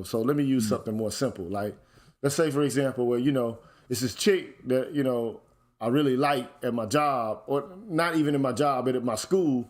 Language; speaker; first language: English; native; English